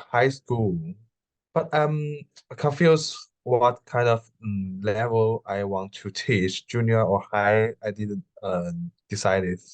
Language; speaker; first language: English; non-native, learner; Chinese